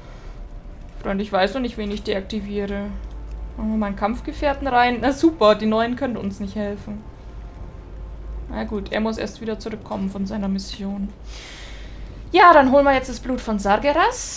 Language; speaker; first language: German; native; German